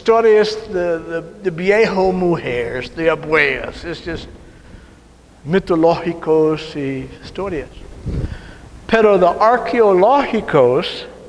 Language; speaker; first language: Spanish; non-native, learner; English